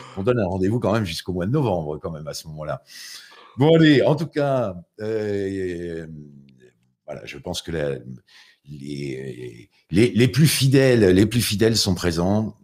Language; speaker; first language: French; native; French